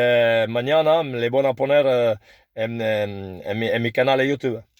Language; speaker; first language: Spanish; non-native, learner; French